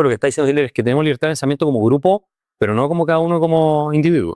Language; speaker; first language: Spanish; native; Spanish